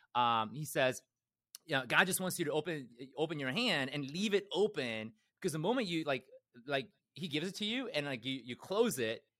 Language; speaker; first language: English; early bilingual, other home language; Korean